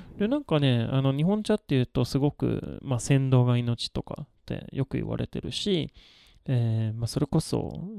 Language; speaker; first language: Japanese; non-native, fluent; Swedish